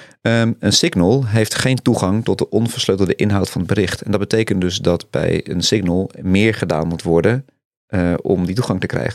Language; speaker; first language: Dutch; native; Dutch